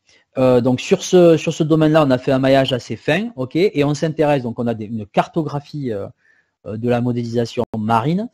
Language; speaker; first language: French; native; French